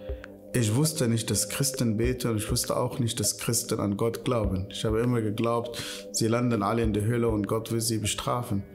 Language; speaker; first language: German; non-native, fluent; Arabic